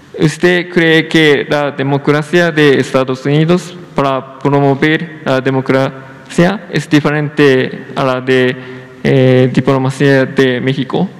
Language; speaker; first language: Spanish; non-native, fluent; Japanese